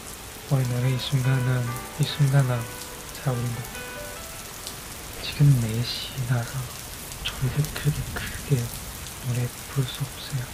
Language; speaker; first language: Korean; non-native, fluent; Chinese